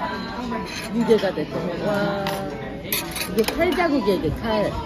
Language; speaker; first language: Japanese; non-native, fluent; Korean